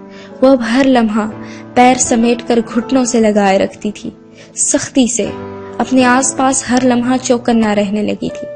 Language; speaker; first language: Urdu; native; Urdu